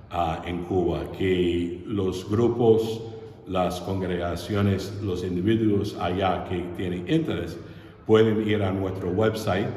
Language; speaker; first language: Spanish; non-native, fluent; English